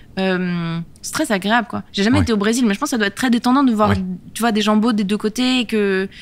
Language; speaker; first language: French; native; French